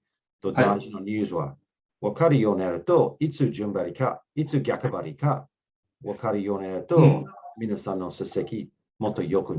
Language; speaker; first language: Japanese; non-native, learner; English